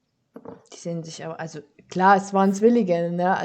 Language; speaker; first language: German; native; German